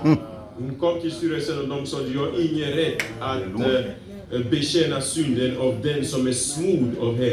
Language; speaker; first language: Swedish; non-native, fluent; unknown